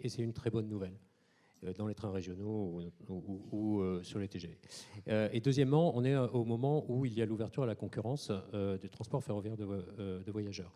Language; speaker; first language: French; native; French